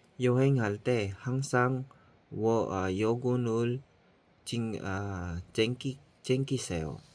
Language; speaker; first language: Korean; non-native, fluent; Filipino